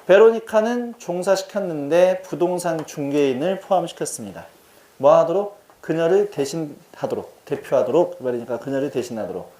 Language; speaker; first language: Korean; native; Korean